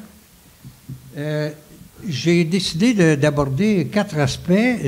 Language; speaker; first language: French; native; French